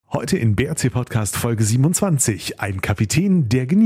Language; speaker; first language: German; native; German